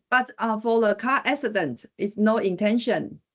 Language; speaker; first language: English; non-native, learner; Chinese